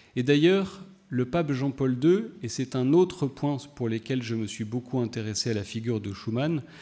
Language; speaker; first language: French; native; French